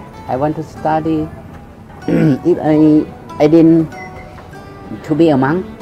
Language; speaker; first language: English; non-native, learner; Lao